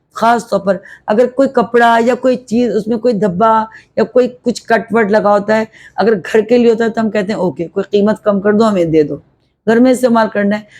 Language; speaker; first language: Urdu; native; Urdu